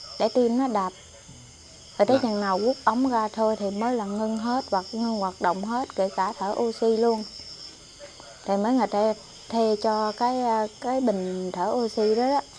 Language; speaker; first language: Vietnamese; native; Vietnamese